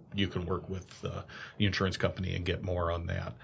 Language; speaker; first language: English; native; English